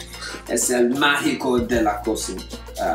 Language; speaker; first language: Spanish; non-native, learner; English